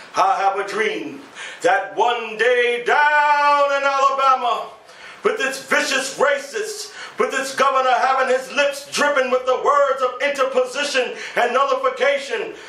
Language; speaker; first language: English; native; English